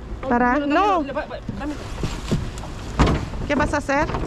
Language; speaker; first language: Spanish; non-native, learner; Filipino